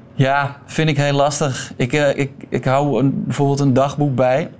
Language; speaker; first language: Dutch; native; Dutch